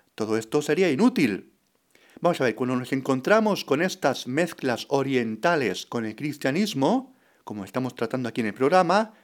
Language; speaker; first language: Spanish; native; Spanish